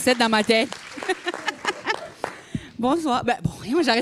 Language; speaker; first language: French; native; French